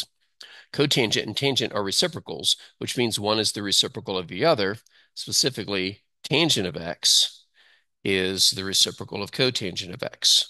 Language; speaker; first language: English; native; English